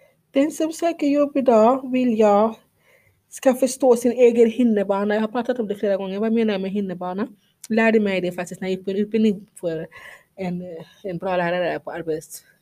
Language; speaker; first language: Swedish; non-native, fluent; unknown